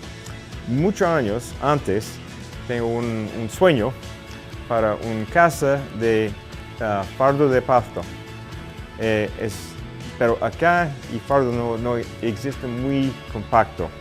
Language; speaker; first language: Spanish; non-native, learner; English